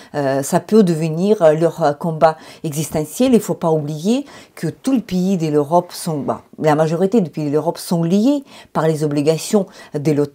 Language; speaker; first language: French; non-native, fluent; Ukrainian